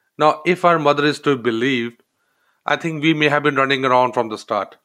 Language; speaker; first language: English; non-native, local second language; Hindi